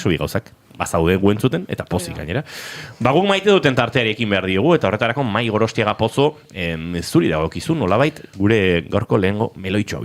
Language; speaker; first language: Basque; native; Basque